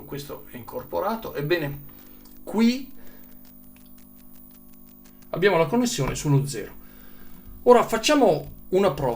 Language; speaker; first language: Italian; native; Italian